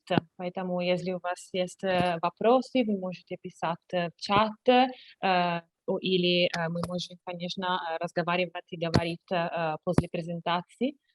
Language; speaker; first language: Russian; non-native, learner; Italian